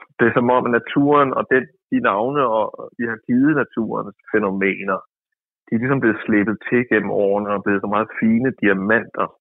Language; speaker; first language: Danish; native; Danish